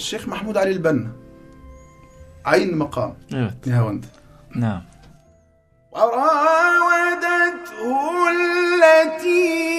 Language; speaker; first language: Arabic; native; Arabic